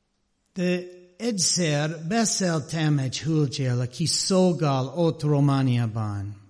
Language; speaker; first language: Hungarian; non-native, learner; English